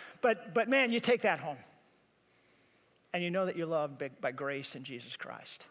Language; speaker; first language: English; native; English